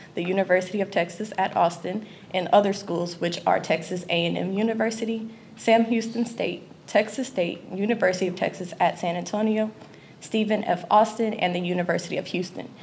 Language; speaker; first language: English; native; English